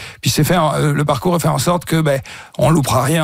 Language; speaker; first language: French; native; French